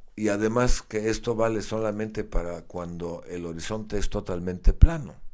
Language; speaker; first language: Spanish; non-native, fluent; Slovenian